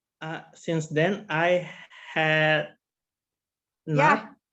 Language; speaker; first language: English; non-native, learner; Indonesian